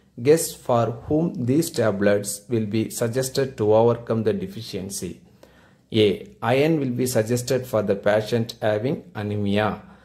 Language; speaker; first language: English; non-native, local second language; Tamil